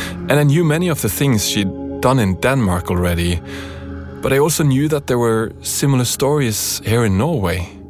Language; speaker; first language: English; non-native, fluent; Norwegian